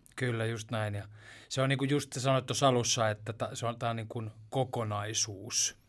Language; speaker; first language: Finnish; native; Finnish